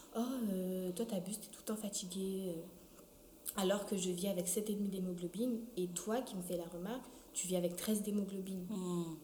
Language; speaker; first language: French; early bilingual, other home language; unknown